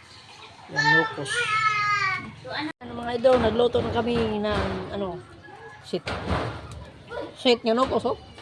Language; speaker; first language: Filipino; non-native, local second language; Cebuano